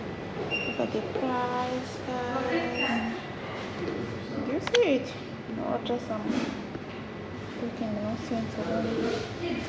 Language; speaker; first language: English; non-native, fluent; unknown